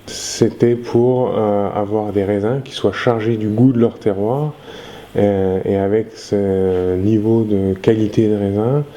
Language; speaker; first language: French; native; French